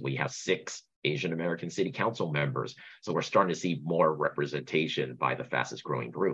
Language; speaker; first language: English; early bilingual, other home language; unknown